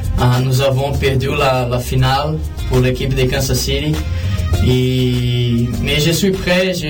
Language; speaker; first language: French; non-native, fluent; Portuguese